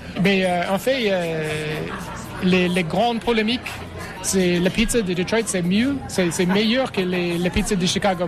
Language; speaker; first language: French; non-native, learner; English